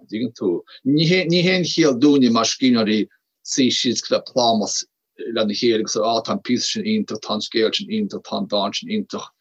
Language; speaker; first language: Irish; native; Irish